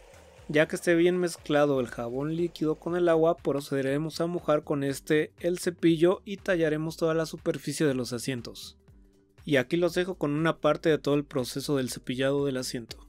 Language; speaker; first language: Spanish; native; Spanish